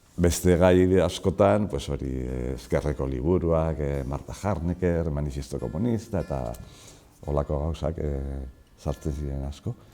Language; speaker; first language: Basque; native; Basque